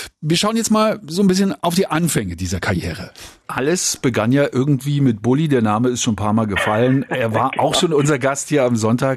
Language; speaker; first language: German; native; German